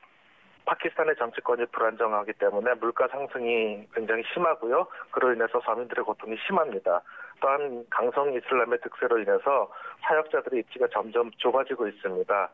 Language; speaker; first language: Korean; native; Korean